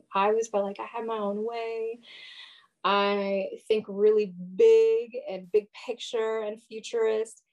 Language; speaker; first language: English; early bilingual, other home language; Yoruba